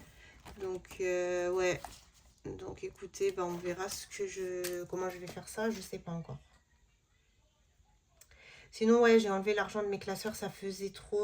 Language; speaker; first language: French; native; French